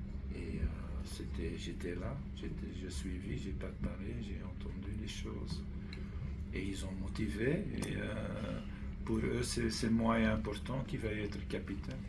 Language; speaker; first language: French; non-native, fluent; Dutch